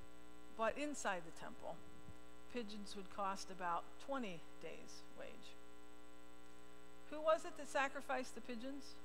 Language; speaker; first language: English; native; English